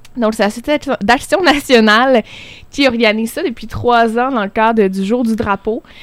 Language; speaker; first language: French; native; French